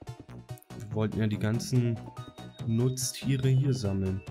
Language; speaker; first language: German; native; German